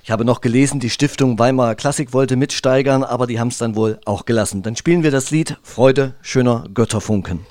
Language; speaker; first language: German; native; German